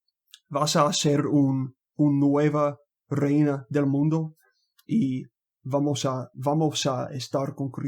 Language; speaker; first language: Spanish; non-native, learner; English